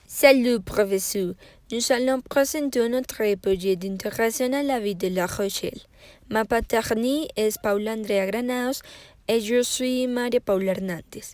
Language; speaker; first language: French; non-native, learner; Spanish